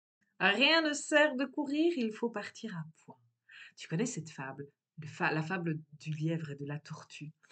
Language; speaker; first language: French; native; French